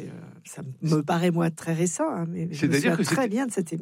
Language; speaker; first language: French; native; French